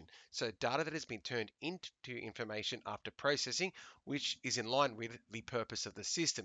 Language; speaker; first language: English; native; English